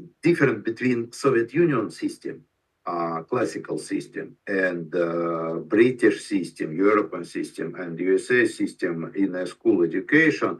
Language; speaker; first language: English; non-native, learner; Russian